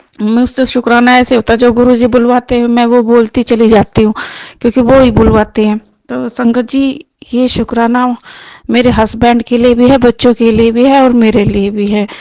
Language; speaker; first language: Hindi; non-native, local second language; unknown